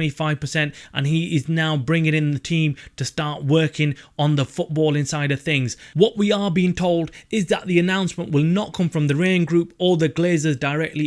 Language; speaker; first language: English; native; English